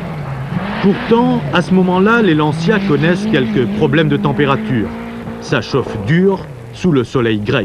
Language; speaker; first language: French; native; French